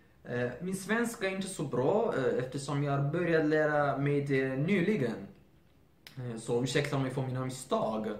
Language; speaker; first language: Swedish; non-native, learner; Persian